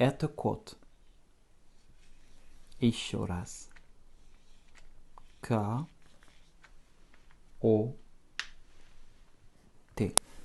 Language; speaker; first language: Russian; non-native, fluent; French